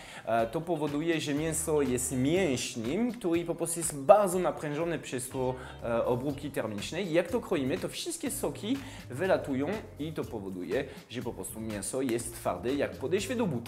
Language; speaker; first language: Polish; non-native, fluent; French